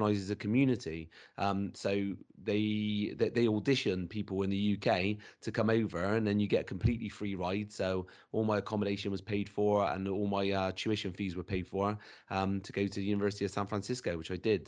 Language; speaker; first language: English; native; English